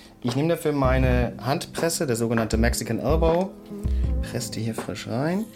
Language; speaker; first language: German; native; German